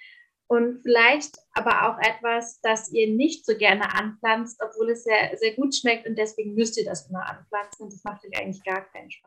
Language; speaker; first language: German; native; German